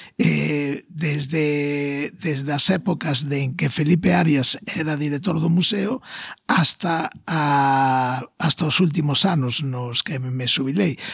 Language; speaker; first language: Galician; non-native, local second language; Spanish